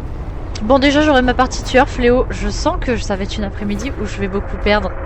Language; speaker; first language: French; native; French